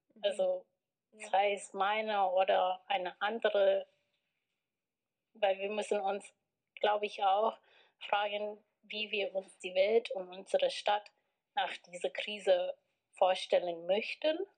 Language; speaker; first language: German; non-native, fluent; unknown